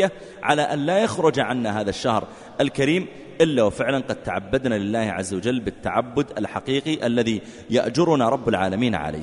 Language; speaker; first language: Arabic; native; Arabic